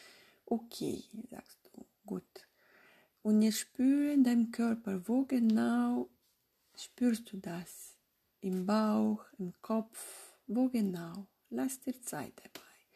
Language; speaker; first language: German; non-native, fluent; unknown